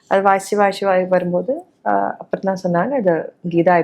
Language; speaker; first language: Tamil; non-native, learner; Malayalam